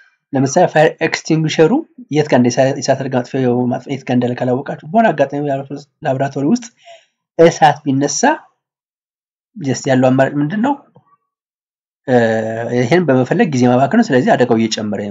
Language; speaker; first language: English; non-native, local second language; Amharic